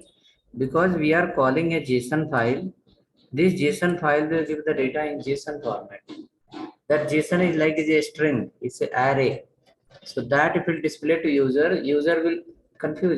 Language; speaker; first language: English; non-native, local second language; Telugu